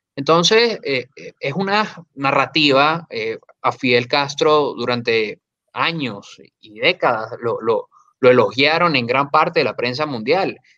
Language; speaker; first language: Spanish; native; Spanish